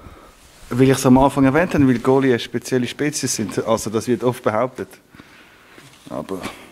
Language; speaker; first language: German; non-native, local second language; French